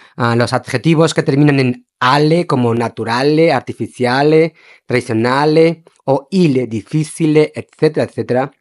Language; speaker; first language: Spanish; non-native, fluent; Portuguese